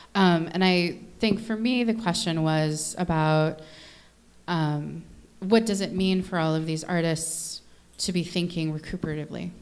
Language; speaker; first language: English; native; English